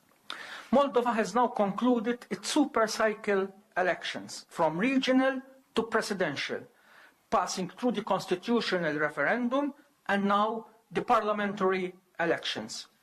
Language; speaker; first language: English; non-native, local second language; Maltese